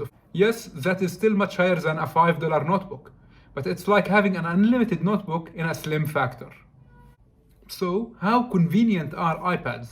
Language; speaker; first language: English; non-native, fluent; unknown